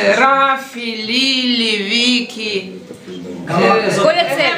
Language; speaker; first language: Hebrew; non-native, fluent; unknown